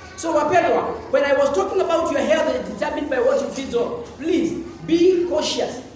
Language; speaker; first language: English; non-native, local second language; Swahili